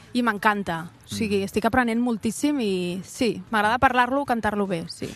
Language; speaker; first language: Catalan; non-native, local second language; Spanish